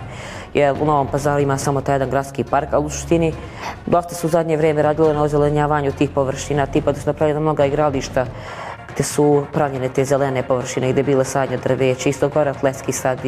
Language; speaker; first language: Bosnian; native; Bosnian